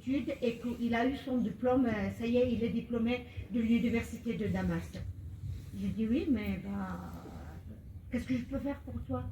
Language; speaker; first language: French; non-native, fluent; Arabic